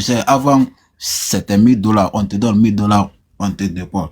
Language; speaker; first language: French; non-native, local second language; Susu